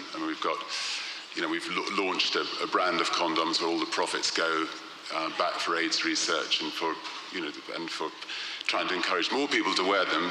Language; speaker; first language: English; native; English